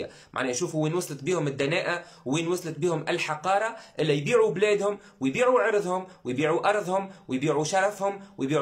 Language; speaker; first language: Arabic; native; Arabic